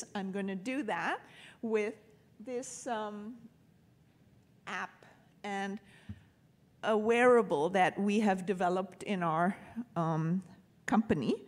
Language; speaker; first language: English; native; English